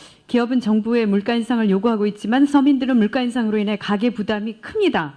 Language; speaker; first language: Korean; native; Korean